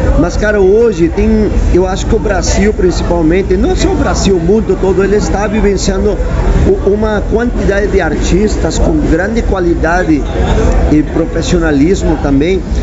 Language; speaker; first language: Portuguese; non-native, fluent; Spanish